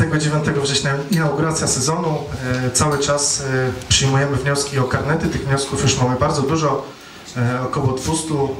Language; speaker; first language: Polish; native; Polish